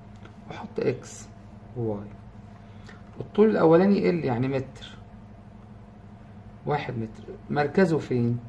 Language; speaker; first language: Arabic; native; Arabic